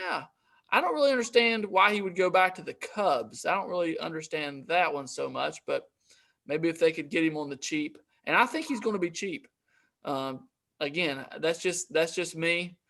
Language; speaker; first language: English; native; English